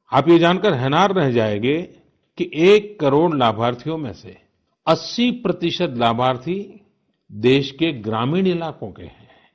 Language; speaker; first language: Hindi; non-native, local second language; Gujarati